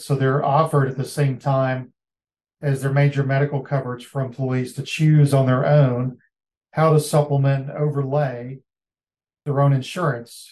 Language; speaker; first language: English; native; English